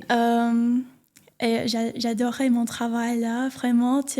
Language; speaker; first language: French; non-native, learner; English